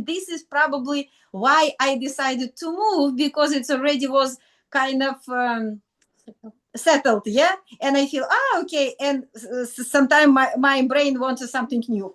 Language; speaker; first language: English; non-native, learner; Russian